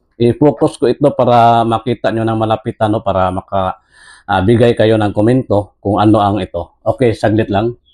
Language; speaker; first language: Filipino; non-native, local second language; Cebuano